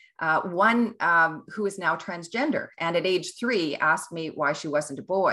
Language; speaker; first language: English; native; English